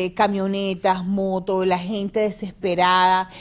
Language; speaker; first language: Spanish; native; Spanish